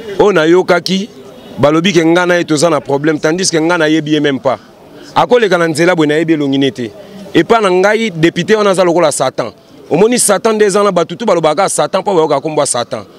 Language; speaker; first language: Lingala; native; Lingala